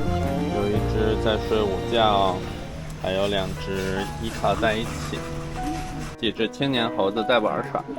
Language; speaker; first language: Chinese; native; Chinese